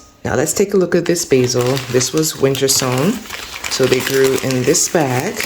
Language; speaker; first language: English; native; English